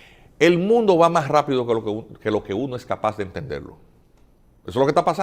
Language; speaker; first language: Spanish; native; Spanish